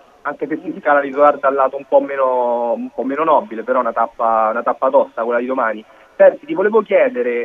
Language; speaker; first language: Italian; native; Italian